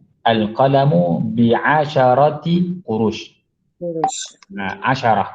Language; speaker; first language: Arabic; non-native, fluent; Malay